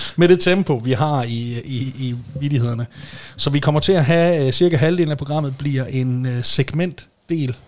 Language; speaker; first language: Danish; native; Danish